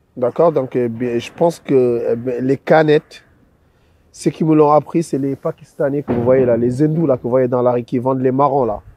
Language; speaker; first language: French; non-native, local second language; Wolof